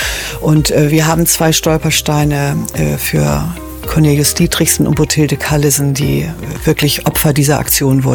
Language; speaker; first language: German; native; German